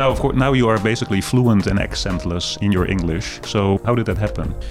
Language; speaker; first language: English; non-native, fluent; Dutch